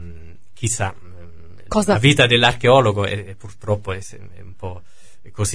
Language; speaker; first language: Italian; non-native, fluent; German